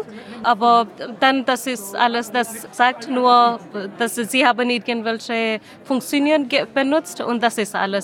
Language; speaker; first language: German; non-native, learner; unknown